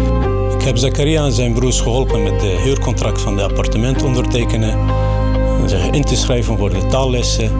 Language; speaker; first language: Dutch; non-native, fluent; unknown